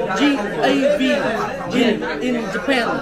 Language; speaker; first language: English; non-native, learner; Vietnamese